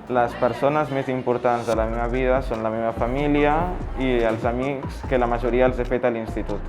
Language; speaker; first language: Catalan; non-native, learner; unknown